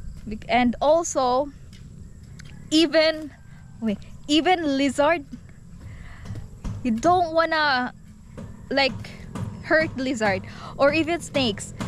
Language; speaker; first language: English; non-native, local second language; Cebuano